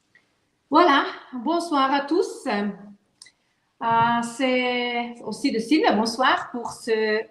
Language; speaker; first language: French; non-native, fluent; Italian